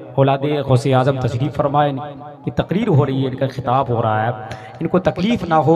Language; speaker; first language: Hindi; native; Hindi